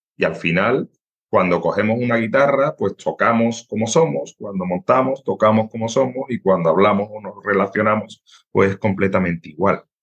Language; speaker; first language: Spanish; native; Spanish